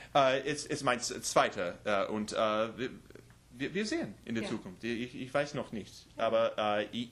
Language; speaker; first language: German; non-native, learner; English